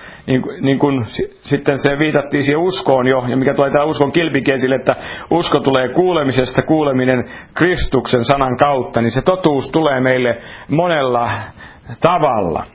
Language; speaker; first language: Finnish; native; Finnish